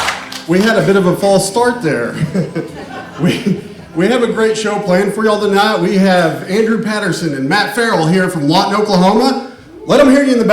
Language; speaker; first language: English; native; English